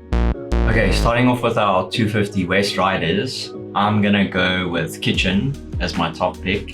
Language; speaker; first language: English; native; English